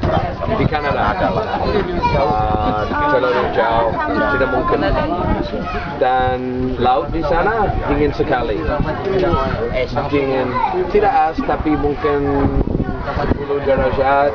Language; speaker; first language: Indonesian; non-native, learner; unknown